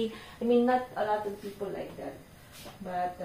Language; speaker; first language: English; non-native, local second language; Filipino